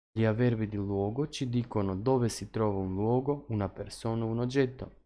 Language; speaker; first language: Italian; non-native, fluent; Macedonian